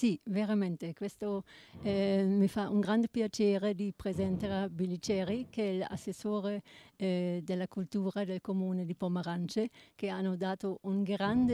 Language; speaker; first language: Italian; non-native, learner; German